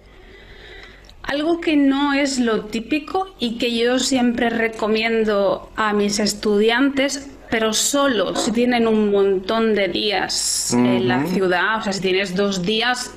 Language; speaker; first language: Spanish; native; Spanish